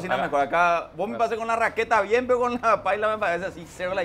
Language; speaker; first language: Spanish; native; Spanish